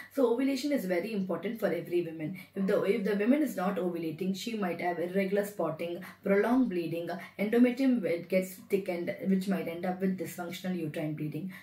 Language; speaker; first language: English; non-native, local second language; Tamil